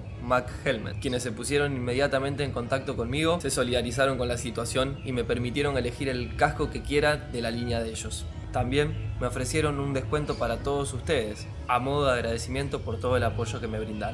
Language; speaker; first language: Spanish; native; Spanish